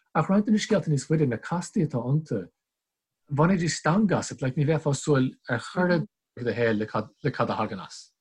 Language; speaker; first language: Irish; non-native, local second language; English